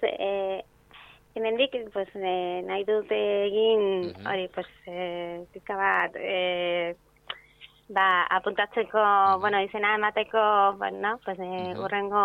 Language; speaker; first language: Basque; non-native, fluent; Spanish